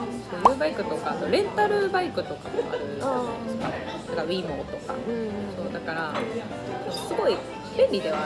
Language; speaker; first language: Japanese; native; Japanese